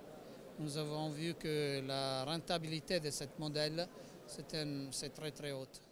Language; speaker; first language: French; non-native, fluent; Italian